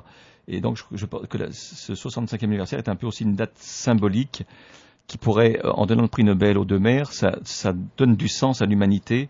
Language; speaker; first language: French; native; French